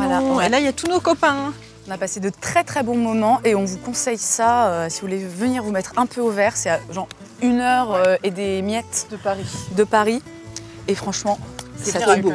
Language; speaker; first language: French; native; French